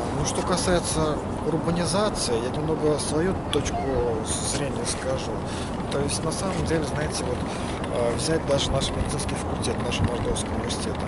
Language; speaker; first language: Russian; native; Russian